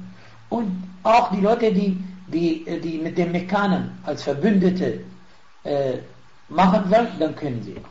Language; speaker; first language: German; non-native, fluent; Arabic